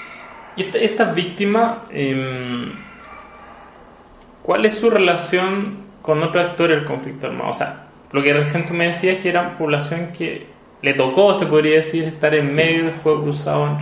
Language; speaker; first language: Spanish; native; Spanish